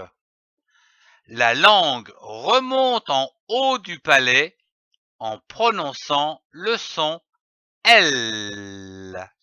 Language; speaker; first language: French; native; French